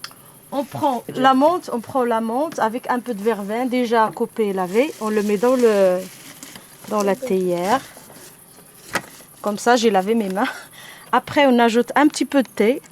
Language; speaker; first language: French; non-native, fluent; Arabic